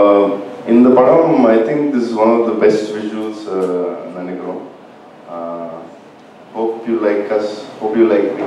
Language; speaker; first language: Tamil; non-native, learner; Telugu